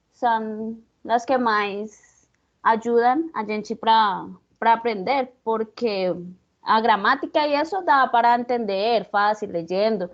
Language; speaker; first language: Portuguese; non-native, learner; Spanish